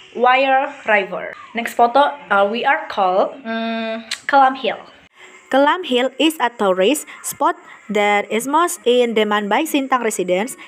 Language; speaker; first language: English; non-native, learner; Indonesian